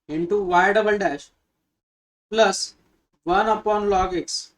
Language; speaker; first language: Hindi; non-native, local second language; Marathi